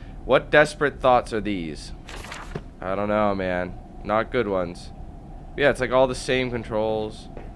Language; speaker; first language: English; native; English